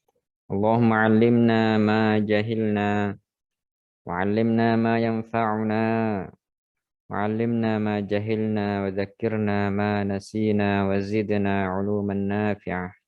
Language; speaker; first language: Arabic; non-native, fluent; Indonesian